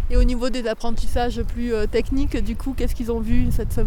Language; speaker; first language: French; native; French